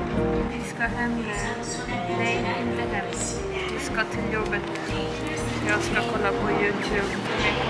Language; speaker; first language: Swedish; early bilingual, heritage; Korean